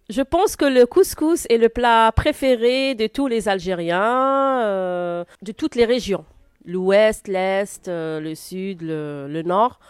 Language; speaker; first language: French; non-native, local second language; Arabic